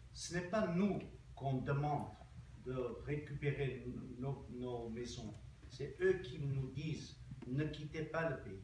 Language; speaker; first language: French; non-native, fluent; Armenian